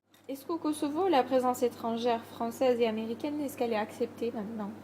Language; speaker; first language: French; native; French